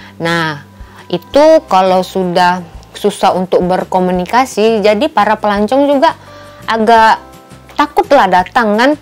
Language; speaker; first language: Indonesian; native; Indonesian